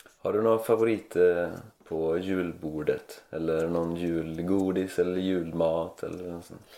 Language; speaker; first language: Swedish; native; Swedish